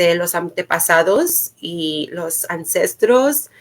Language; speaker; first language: Spanish; early bilingual, other home language; English